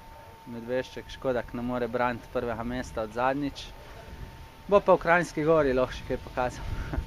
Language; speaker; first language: Slovenian; native; Slovenian